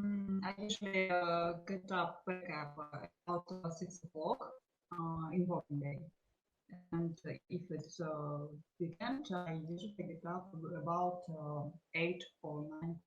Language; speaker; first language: English; non-native, learner; Russian